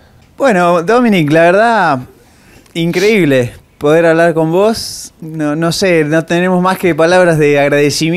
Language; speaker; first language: Spanish; native; Spanish